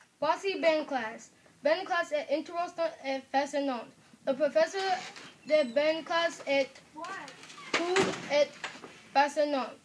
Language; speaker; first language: French; non-native, learner; English